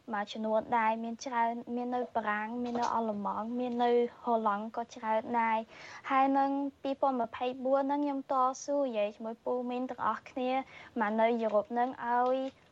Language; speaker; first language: Khmer; early bilingual, heritage; Khmer